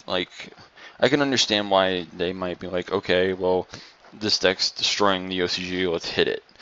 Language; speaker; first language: English; native; English